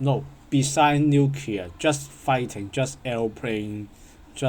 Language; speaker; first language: English; non-native, learner; Cantonese